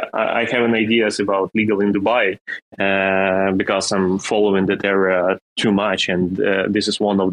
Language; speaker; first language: English; non-native, fluent; Ukrainian